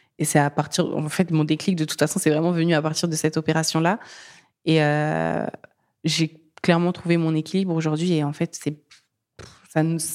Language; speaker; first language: French; early bilingual, other home language; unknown